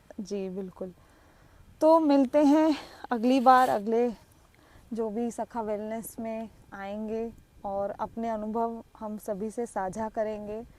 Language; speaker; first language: Hindi; native; Hindi